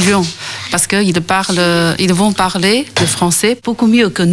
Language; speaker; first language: French; non-native, fluent; Chinese